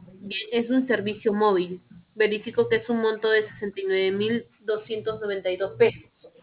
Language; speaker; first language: Spanish; native; Spanish